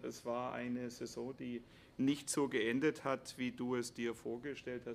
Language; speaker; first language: German; native; German